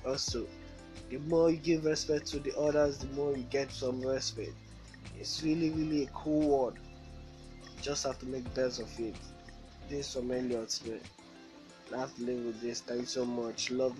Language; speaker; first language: English; non-native, local second language; Bini